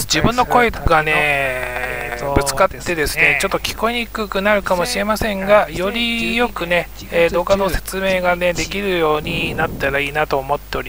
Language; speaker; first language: Japanese; native; Japanese